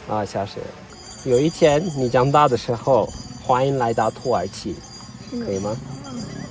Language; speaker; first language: Chinese; non-native, learner; Turkish